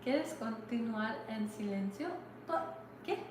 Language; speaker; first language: Spanish; non-native, fluent; English